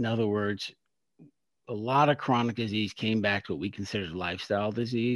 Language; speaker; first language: English; native; English